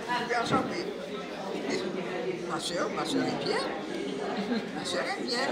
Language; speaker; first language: French; non-native, local second language; Guadeloupean Creole French